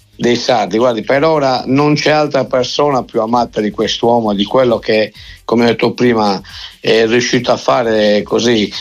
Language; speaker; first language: Italian; native; Italian